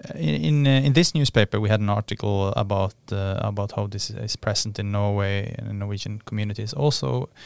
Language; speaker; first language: English; non-native, fluent; Norwegian